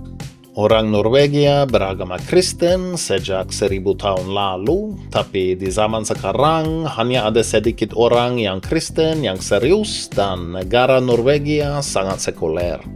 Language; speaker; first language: Indonesian; non-native, fluent; Norwegian